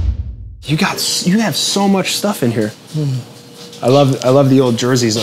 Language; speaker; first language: English; native; English